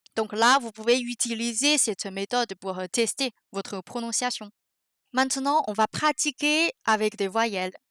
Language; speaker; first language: French; non-native, fluent; Chinese